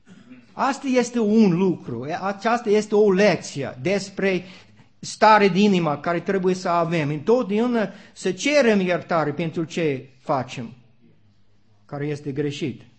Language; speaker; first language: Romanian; non-native, learner; English